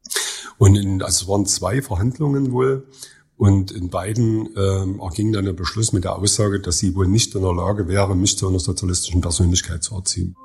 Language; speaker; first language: German; native; German